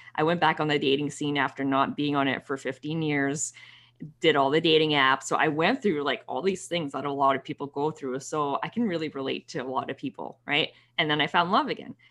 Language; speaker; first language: English; native; English